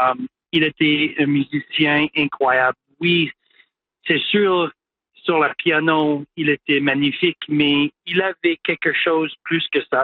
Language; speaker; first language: French; non-native, local second language; English